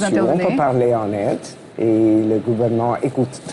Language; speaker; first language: French; non-native, fluent; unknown